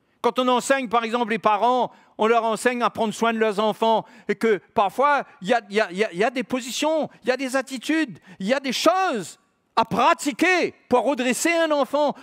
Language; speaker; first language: French; native; French